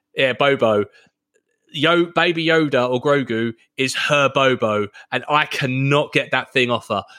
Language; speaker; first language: English; native; English